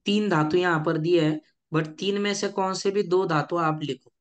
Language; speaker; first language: Hindi; non-native, local second language; Marathi